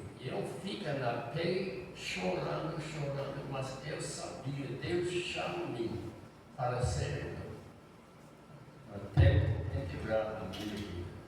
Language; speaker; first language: Portuguese; non-native, fluent; English